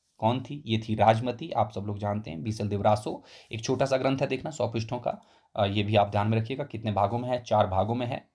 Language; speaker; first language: Hindi; native; Hindi